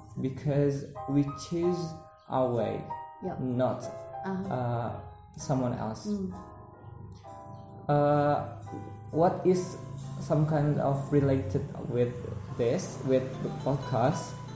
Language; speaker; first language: English; non-native, learner; Indonesian